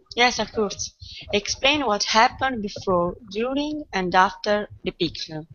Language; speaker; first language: English; non-native, learner; Italian